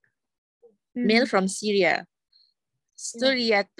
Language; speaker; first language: English; non-native, learner; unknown